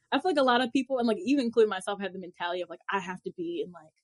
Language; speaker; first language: English; native; English